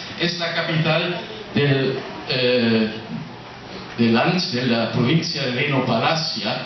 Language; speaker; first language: Spanish; non-native, fluent; German